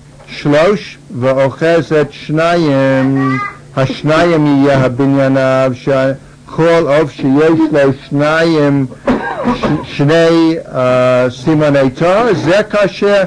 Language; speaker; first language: Hebrew; non-native, fluent; English